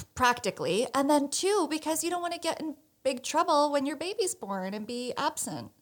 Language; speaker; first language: English; native; English